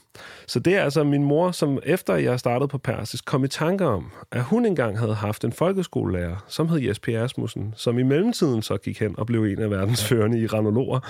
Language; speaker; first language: Danish; native; Danish